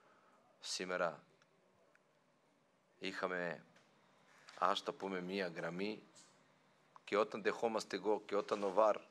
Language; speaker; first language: Greek; non-native, fluent; Serbian